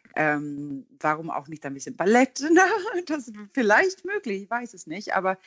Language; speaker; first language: German; non-native, fluent; Swedish